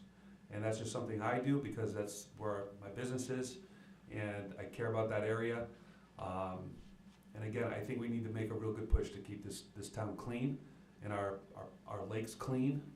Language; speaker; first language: English; native; English